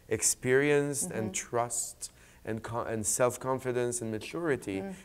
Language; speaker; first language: English; native; English